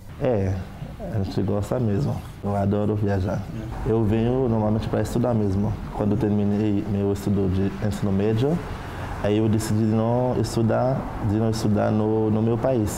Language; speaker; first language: Portuguese; non-native, learner; Haitian Creole